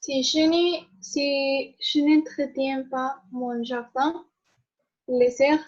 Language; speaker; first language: French; non-native, learner; Spanish